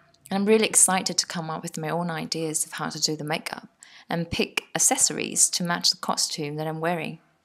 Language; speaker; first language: English; non-native, fluent; Vietnamese